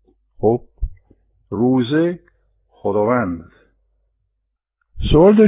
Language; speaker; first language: Persian; non-native, fluent; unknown